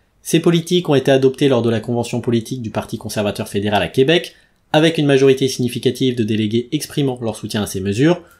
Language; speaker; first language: French; native; French